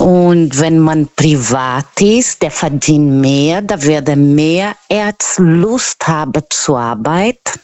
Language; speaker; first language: German; non-native, fluent; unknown